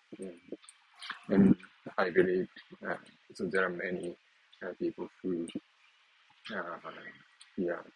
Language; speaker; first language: English; non-native, learner; Japanese